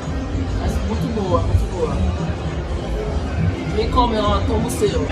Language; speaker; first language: Portuguese; non-native, learner; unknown